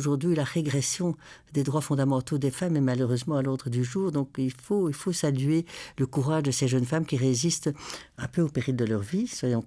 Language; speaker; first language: French; native; French